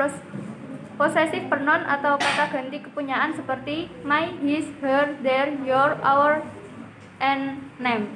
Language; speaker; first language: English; non-native, learner; Indonesian